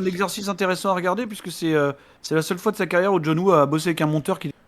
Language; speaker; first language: French; native; French